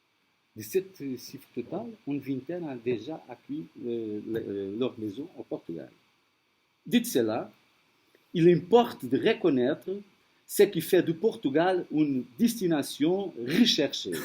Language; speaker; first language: French; non-native, fluent; Portuguese